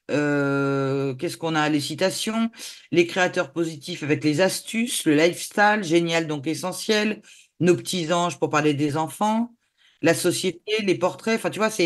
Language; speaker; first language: French; native; French